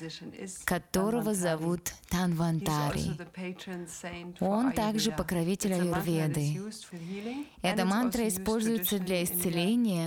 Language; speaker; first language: Russian; native; Russian